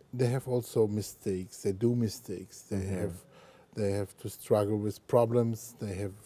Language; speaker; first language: English; non-native, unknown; German